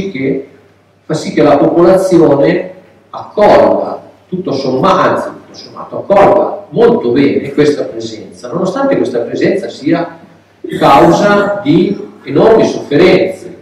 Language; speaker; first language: Italian; native; Italian